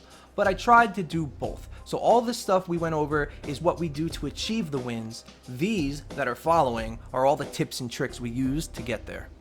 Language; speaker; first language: English; native; English